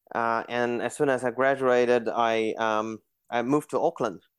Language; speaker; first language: English; non-native, fluent; Chinese